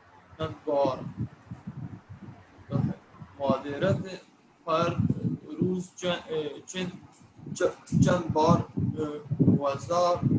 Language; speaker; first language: Persian; non-native, learner; Urdu